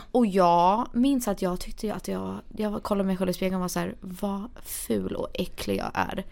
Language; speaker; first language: Swedish; early bilingual, heritage; Swedish